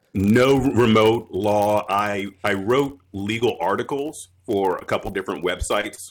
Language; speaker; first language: English; native; English